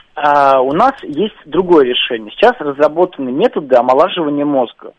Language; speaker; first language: Russian; native; Russian